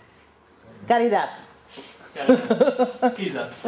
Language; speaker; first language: Spanish; non-native, learner; Dutch